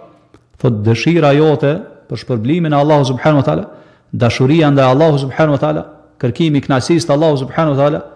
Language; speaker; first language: Albanian; native; Albanian